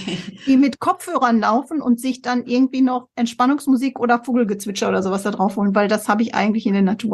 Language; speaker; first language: German; native; German